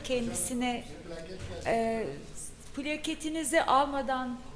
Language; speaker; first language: Turkish; native; Turkish